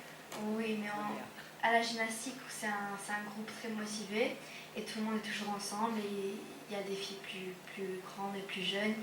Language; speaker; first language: French; non-native, local second language; English